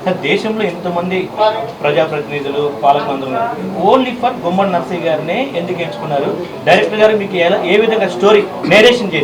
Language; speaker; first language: Telugu; native; Telugu